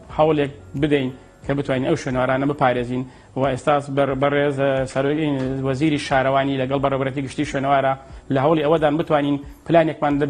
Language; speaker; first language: Central Kurdish; native; Central Kurdish